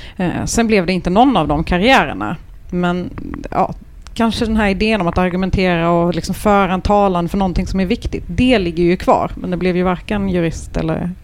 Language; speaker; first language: Swedish; early bilingual, other home language; Turkish